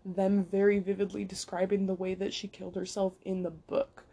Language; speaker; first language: English; native; English